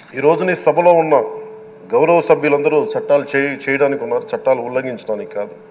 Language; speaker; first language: Telugu; native; Telugu